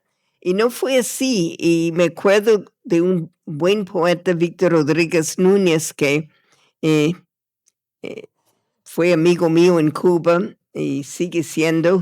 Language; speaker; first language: Spanish; non-native, fluent; English